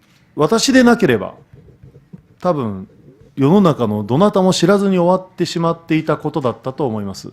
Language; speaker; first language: Japanese; native; Japanese